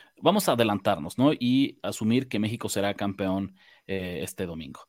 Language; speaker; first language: Spanish; native; Spanish